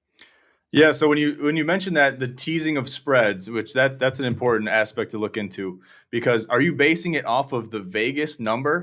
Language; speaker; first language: English; native; English